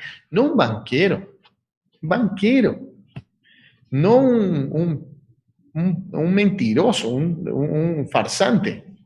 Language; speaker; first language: Spanish; native; Spanish